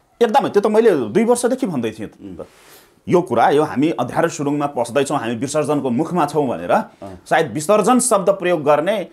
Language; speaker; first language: Nepali; non-native, local second language; Maithili